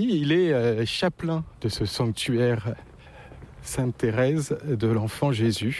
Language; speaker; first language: French; native; French